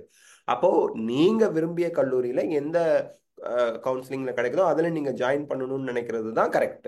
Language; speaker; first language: Tamil; native; Tamil